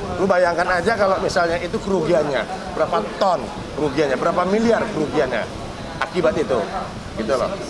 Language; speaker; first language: Indonesian; native; Indonesian